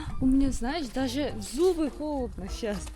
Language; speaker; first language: Russian; non-native, learner; Korean